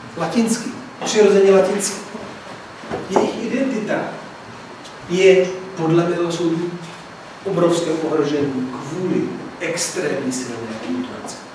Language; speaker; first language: Czech; non-native, fluent; Italian